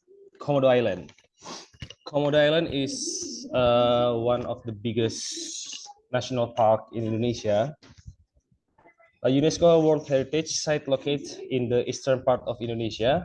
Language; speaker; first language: English; non-native, local second language; Indonesian